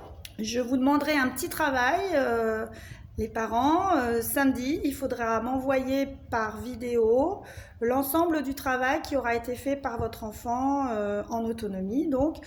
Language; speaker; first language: French; native; French